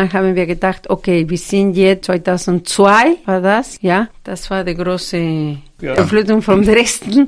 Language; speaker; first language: German; non-native, fluent; Spanish